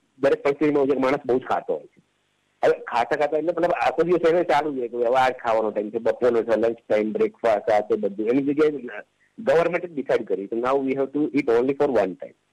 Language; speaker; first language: Gujarati; native; Gujarati